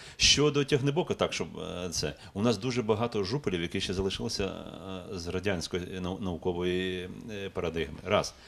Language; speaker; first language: Ukrainian; native; Ukrainian